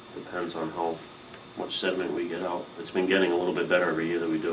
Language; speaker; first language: English; native; English